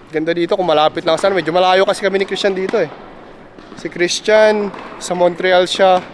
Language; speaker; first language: Filipino; native; Filipino